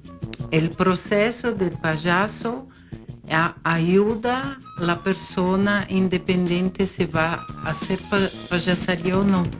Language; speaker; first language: Spanish; non-native, fluent; Portuguese